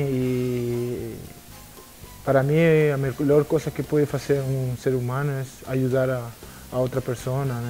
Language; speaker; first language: Portuguese; non-native, learner; Spanish